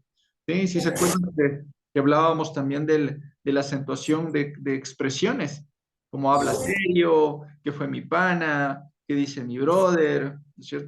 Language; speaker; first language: Spanish; native; Spanish